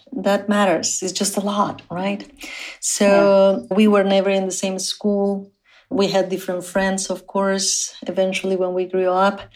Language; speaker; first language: English; non-native, fluent; Spanish